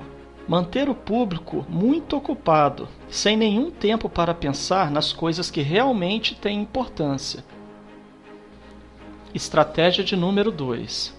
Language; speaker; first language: Portuguese; native; Portuguese